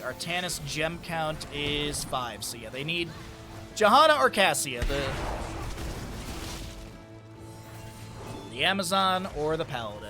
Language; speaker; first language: English; native; English